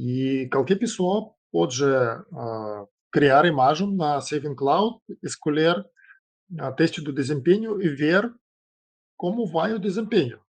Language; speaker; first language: Portuguese; non-native, fluent; Russian